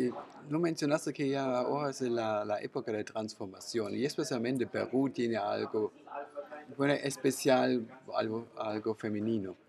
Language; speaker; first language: Spanish; non-native, fluent; German